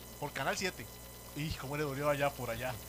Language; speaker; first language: Spanish; native; Spanish